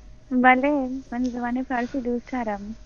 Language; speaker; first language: Persian; non-native, learner; Urdu